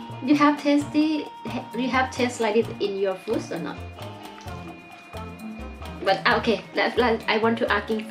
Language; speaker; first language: English; non-native, learner; Thai